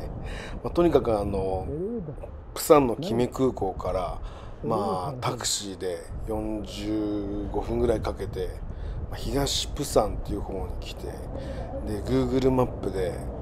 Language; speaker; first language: Japanese; native; Japanese